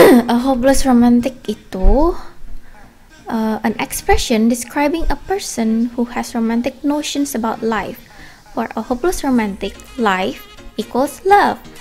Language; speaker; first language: English; non-native, fluent; Indonesian